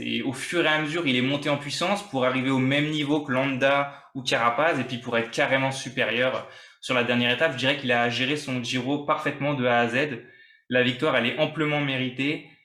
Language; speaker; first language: French; native; French